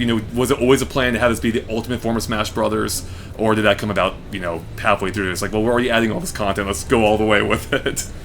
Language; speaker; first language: English; native; English